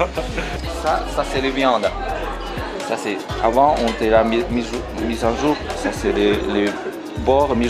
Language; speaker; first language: French; non-native, learner; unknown